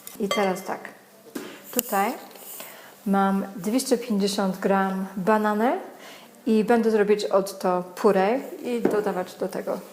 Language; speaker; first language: Polish; non-native, learner; English